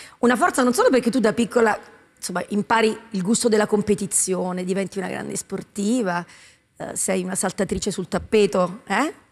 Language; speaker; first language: Italian; native; Italian